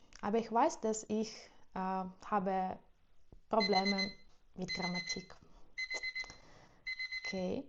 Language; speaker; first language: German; non-native, learner; Russian